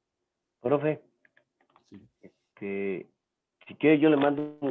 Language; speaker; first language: Spanish; native; Spanish